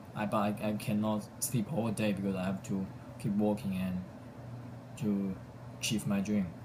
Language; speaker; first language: English; non-native, learner; Chinese